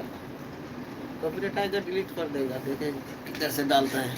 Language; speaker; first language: Hindi; non-native, learner; Bangla